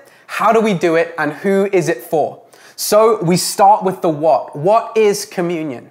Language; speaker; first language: English; native; English